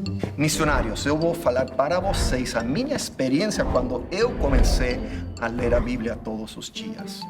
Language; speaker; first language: Portuguese; non-native, fluent; English